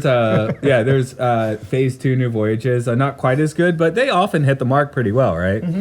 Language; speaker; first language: English; native; English